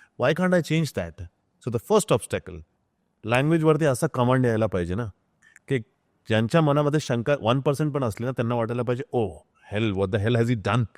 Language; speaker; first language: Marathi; non-native, local second language; Hindi